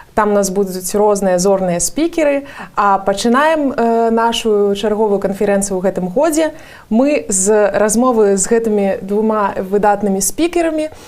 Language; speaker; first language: Belarusian; non-native, local second language; Russian